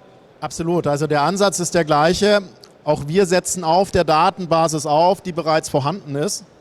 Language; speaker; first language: German; native; German